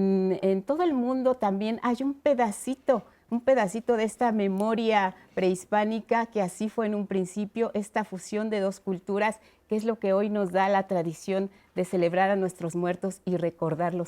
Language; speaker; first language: Spanish; native; Spanish